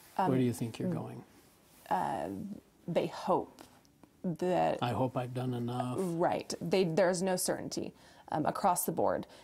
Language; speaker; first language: English; native; English